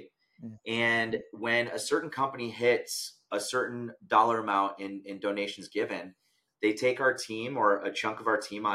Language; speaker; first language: English; native; English